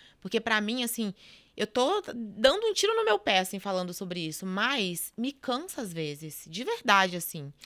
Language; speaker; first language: Portuguese; native; Portuguese